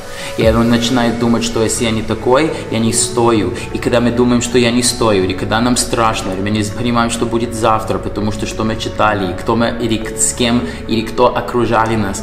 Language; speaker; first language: Russian; non-native, fluent; English